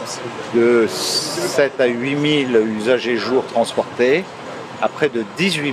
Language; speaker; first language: French; native; French